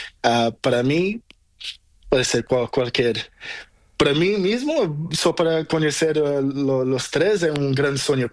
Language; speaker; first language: Spanish; non-native, learner; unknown